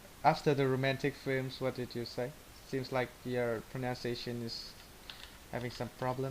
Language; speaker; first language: English; non-native, learner; Vietnamese